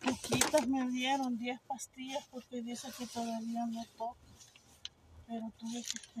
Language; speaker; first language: Spanish; native; Spanish